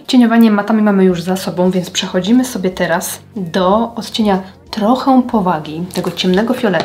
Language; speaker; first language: Polish; native; Polish